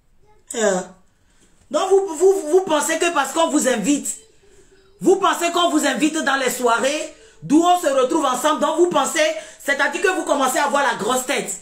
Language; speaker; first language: French; native; French